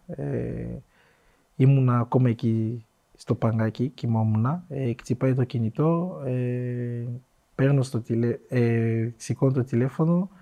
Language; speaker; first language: Greek; non-native, fluent; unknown